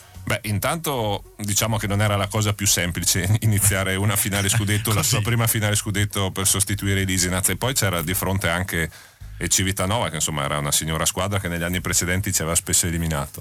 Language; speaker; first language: Italian; native; Italian